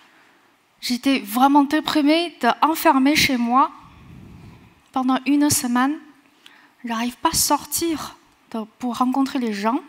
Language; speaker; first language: French; non-native, fluent; Chinese